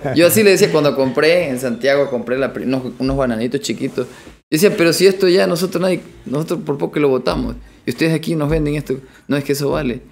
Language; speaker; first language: Spanish; native; Spanish